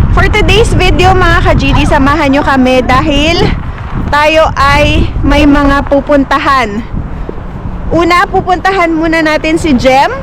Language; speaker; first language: Filipino; native; Filipino